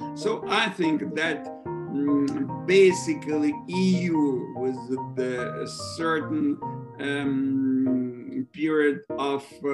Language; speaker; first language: English; non-native, fluent; Ukrainian